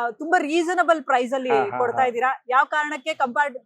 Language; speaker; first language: Kannada; native; Kannada